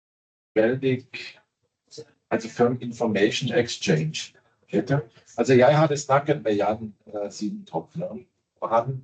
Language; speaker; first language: Norwegian; non-native, fluent; German